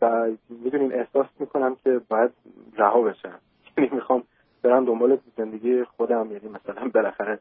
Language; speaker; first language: Persian; early bilingual, heritage; Persian